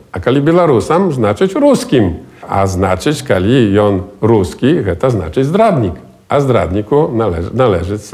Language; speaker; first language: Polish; non-native, local second language; Belarusian